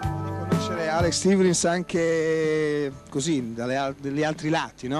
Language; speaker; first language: Italian; native; Italian